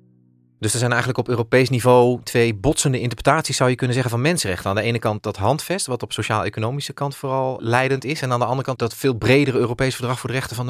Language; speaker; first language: Dutch; native; Dutch